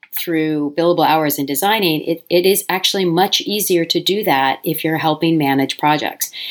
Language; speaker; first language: English; native; English